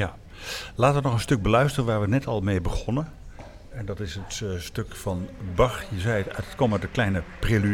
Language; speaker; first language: Dutch; native; Dutch